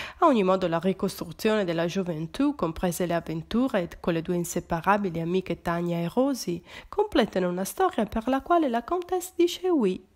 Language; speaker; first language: Italian; native; Italian